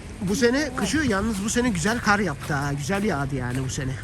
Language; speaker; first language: Turkish; native; Turkish